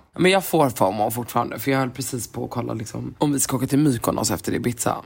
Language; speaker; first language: Swedish; native; Swedish